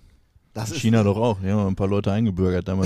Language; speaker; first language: German; native; German